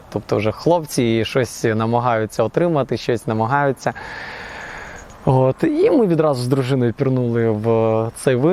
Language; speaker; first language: Ukrainian; native; Ukrainian